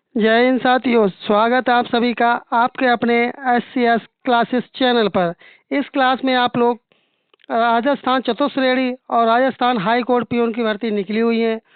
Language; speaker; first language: Hindi; native; Hindi